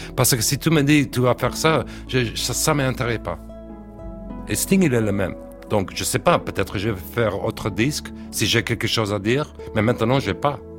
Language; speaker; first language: French; non-native, learner; English